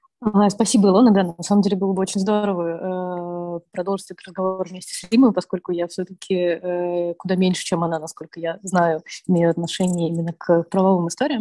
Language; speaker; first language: Russian; native; Russian